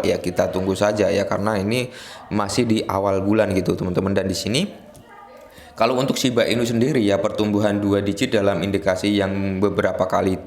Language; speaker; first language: Indonesian; native; Indonesian